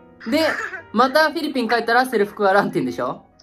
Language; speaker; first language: Japanese; native; Japanese